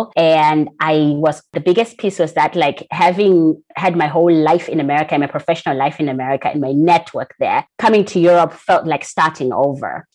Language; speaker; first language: English; non-native, local second language; Shona